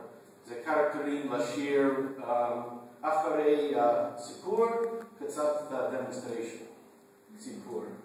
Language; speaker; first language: Hebrew; non-native, learner; English